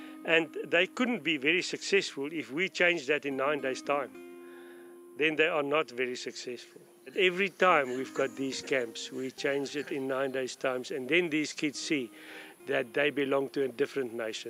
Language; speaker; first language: English; non-native, fluent; Afrikaans